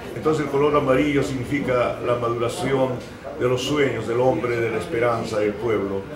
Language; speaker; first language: Spanish; native; Spanish